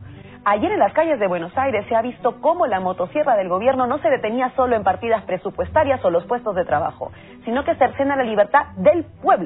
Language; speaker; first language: Spanish; native; Spanish